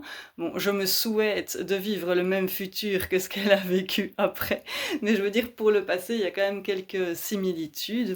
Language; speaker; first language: French; native; French